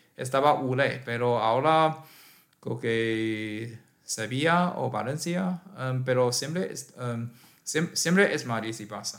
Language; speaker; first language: Spanish; non-native, learner; Chinese